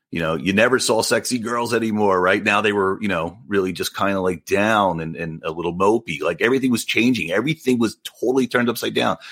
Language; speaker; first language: English; native; English